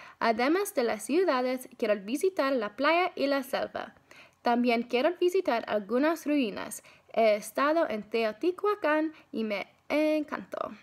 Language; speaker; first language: Spanish; early bilingual, heritage; Spanish